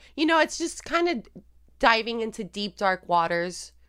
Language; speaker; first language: English; non-native, fluent; Spanish